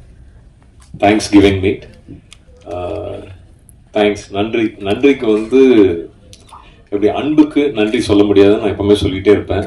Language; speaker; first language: Tamil; native; Tamil